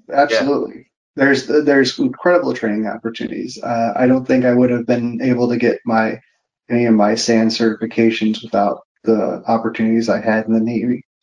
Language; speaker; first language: English; native; English